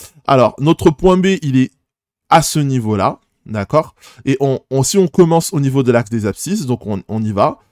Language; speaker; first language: French; native; French